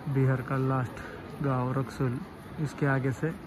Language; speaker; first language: Hindi; non-native, local second language; Marathi